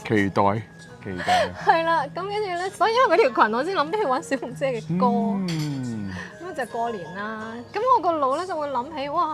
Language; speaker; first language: Cantonese; native; Cantonese